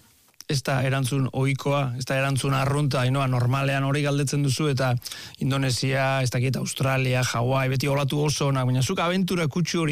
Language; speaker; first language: Basque; native; Basque